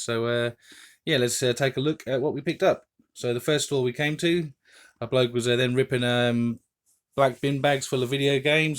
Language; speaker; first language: English; native; English